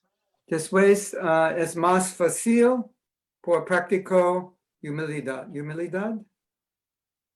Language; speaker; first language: Spanish; non-native, learner; English